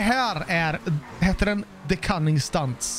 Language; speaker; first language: Swedish; native; Swedish